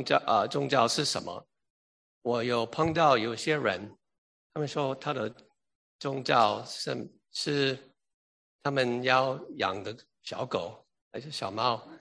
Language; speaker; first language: Chinese; early bilingual, heritage; English